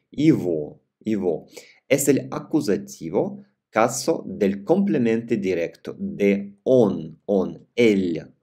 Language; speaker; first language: Spanish; non-native, fluent; Russian